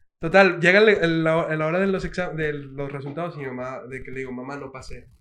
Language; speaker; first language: Spanish; native; Spanish